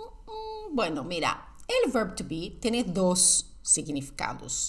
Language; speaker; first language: Spanish; non-native, fluent; Portuguese